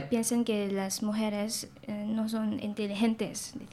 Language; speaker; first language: Spanish; non-native, learner; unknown